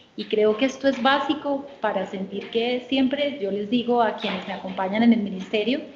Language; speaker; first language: Spanish; native; Spanish